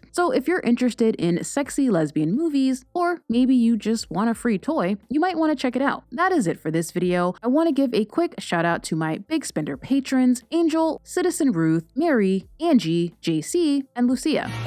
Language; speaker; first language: English; native; English